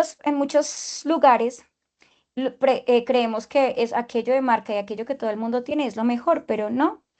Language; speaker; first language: Spanish; native; Spanish